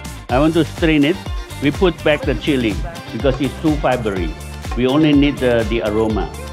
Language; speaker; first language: English; non-native, fluent; Indonesian